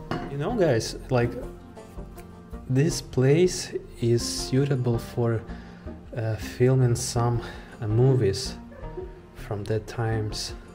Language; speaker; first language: English; non-native, fluent; Ukrainian